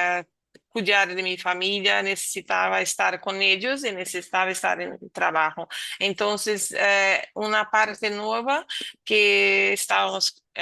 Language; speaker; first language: Spanish; non-native, learner; Portuguese